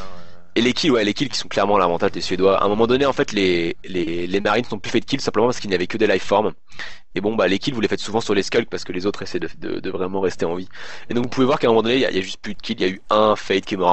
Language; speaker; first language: French; native; French